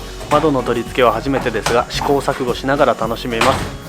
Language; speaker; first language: Japanese; native; Japanese